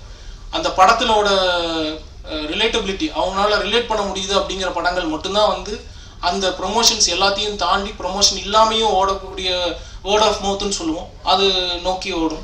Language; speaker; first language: Tamil; native; Tamil